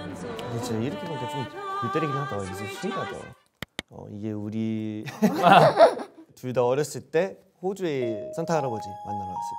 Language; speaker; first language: Korean; early bilingual, heritage; Korean